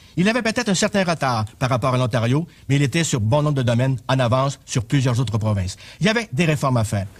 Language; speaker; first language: French; native; French